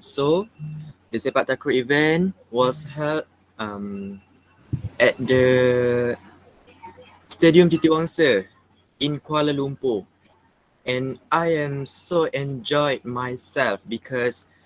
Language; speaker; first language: English; non-native, local second language; Malay